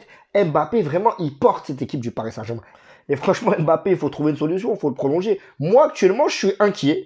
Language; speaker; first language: French; native; French